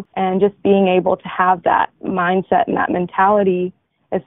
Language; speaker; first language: English; early bilingual, other home language; Bangla